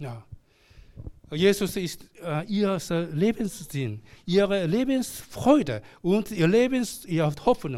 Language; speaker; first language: German; non-native, learner; Korean